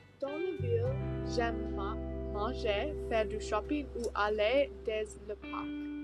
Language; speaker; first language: French; non-native, learner; English